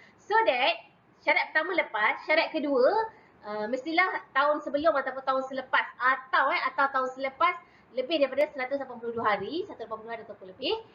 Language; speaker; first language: Malay; native; Malay